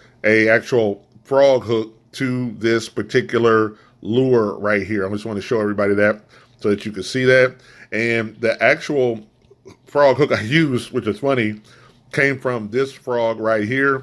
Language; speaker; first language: English; native; English